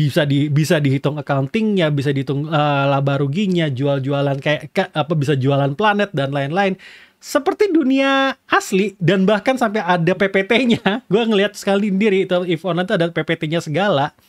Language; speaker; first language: Indonesian; native; Indonesian